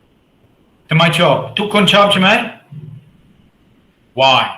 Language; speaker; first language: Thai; non-native, learner; English